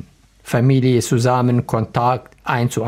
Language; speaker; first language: German; non-native, learner; Arabic